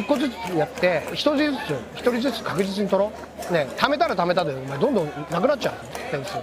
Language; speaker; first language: Japanese; native; Japanese